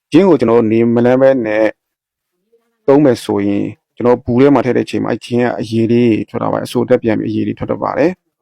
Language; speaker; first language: Burmese; non-native, local second language; Shan